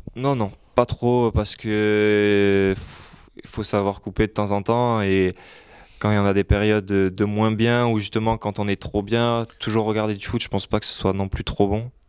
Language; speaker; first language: French; native; French